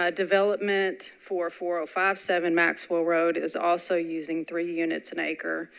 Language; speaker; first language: English; native; English